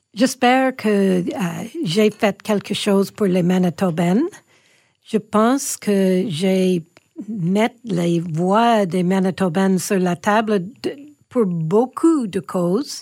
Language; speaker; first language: French; non-native, local second language; English